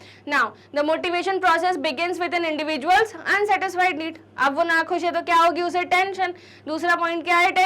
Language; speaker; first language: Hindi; native; Hindi